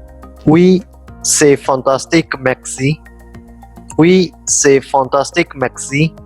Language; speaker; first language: French; non-native, fluent; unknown